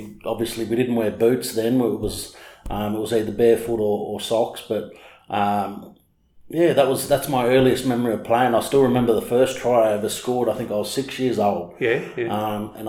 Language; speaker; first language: English; native; English